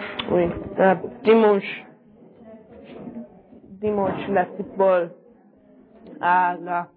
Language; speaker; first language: French; non-native, learner; English